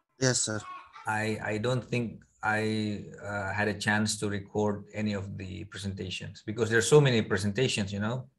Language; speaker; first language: English; non-native, fluent; Indonesian